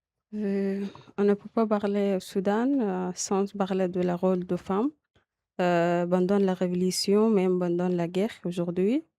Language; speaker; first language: French; non-native, learner; Arabic